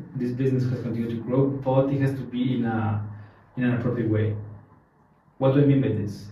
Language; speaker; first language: English; non-native, fluent; Spanish